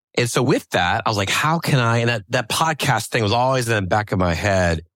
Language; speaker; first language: English; native; English